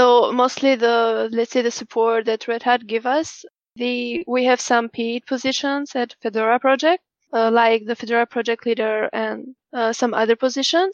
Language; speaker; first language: English; non-native, fluent; Albanian